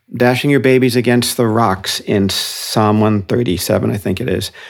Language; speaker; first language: English; native; English